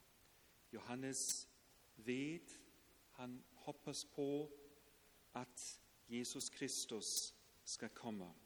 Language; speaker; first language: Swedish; non-native, fluent; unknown